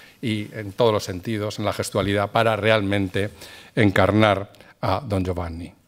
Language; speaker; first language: Spanish; native; Spanish